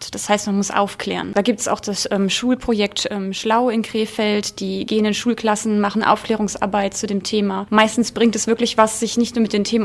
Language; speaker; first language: German; native; German